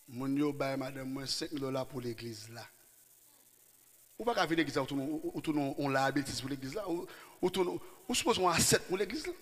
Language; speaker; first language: French; non-native, local second language; Haitian Creole